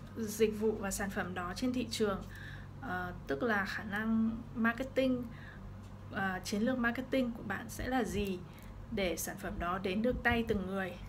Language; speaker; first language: Vietnamese; early bilingual, heritage; Vietnamese